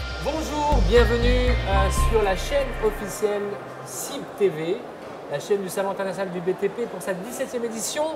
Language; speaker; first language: French; native; French